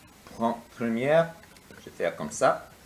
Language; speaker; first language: French; non-native, learner; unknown